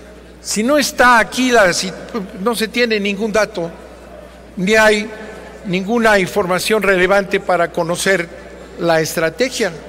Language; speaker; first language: Spanish; native; Spanish